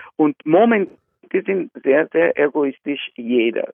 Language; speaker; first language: German; non-native, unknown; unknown